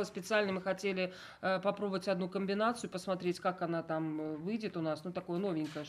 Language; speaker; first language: Russian; native; Russian